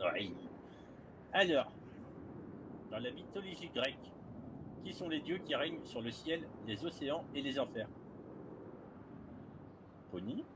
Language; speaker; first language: French; native; French